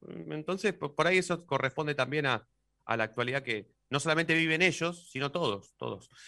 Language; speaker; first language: Spanish; native; Spanish